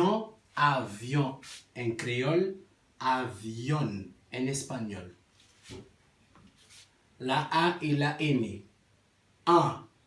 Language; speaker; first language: Spanish; non-native, learner; Haitian Creole